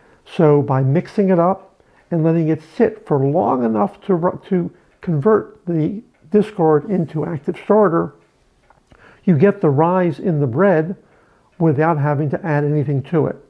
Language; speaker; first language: English; native; English